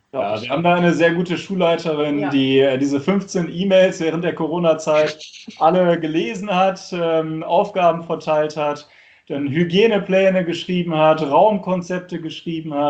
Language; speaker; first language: German; native; German